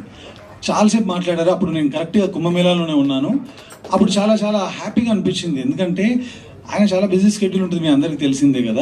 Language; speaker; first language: Telugu; native; Telugu